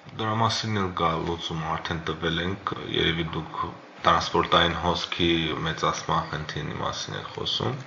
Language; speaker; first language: Armenian; native; Armenian